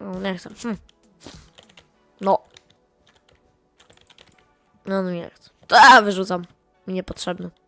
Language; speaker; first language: Polish; native; Polish